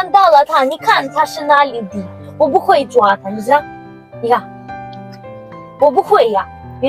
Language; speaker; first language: Chinese; non-native, learner; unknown